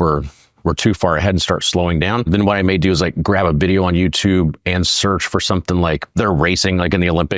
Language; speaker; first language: English; native; English